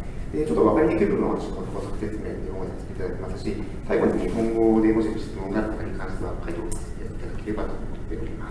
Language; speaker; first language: Japanese; native; Japanese